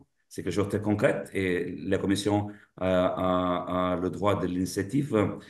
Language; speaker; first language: French; non-native, fluent; Lithuanian